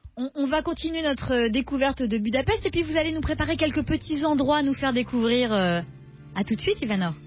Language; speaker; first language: French; native; French